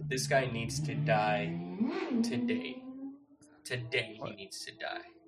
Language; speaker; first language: English; non-native, fluent; Spanish